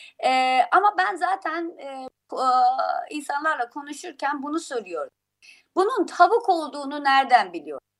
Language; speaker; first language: Turkish; non-native, fluent; Persian